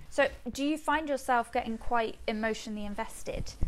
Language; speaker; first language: English; native; English